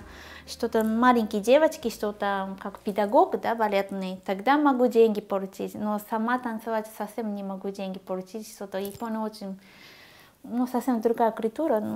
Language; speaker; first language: Russian; non-native, learner; Japanese